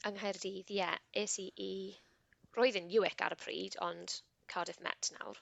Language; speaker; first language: Welsh; non-native, local second language; English